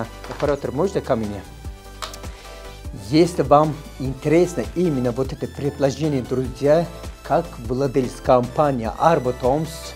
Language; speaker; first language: Russian; non-native, fluent; Turkish